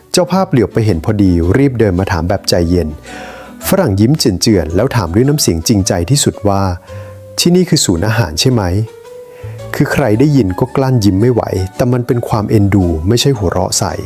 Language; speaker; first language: Thai; native; Thai